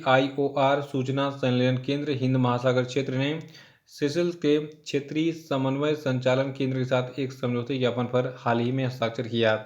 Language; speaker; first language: Hindi; native; Hindi